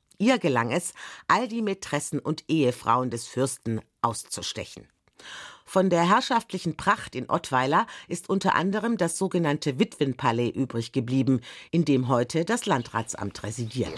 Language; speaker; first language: German; native; German